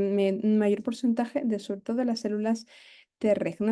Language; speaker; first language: Spanish; native; Spanish